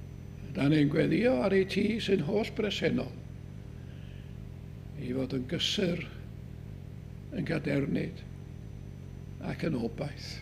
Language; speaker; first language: Welsh; native; Welsh